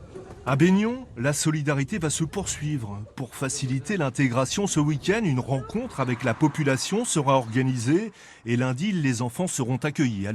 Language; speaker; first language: French; native; French